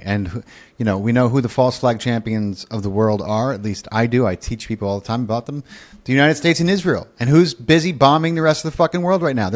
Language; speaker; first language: English; native; English